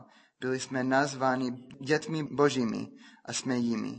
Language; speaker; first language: Czech; non-native, fluent; English